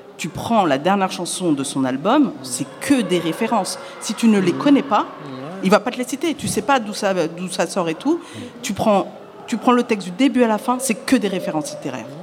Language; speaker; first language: French; native; French